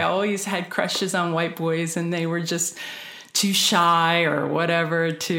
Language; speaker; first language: English; native; English